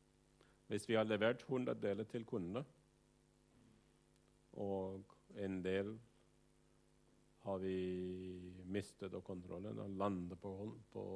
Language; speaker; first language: Norwegian; non-native, fluent; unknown